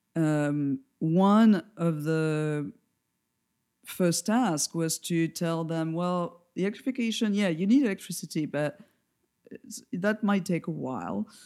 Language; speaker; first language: English; non-native, fluent; French